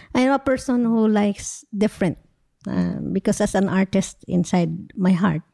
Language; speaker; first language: English; non-native, local second language; Hiligaynon